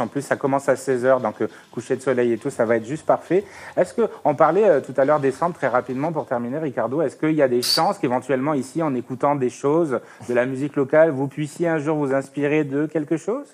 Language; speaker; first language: French; native; French